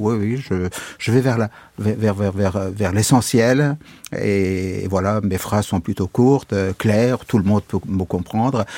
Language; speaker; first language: French; non-native, fluent; Kurdish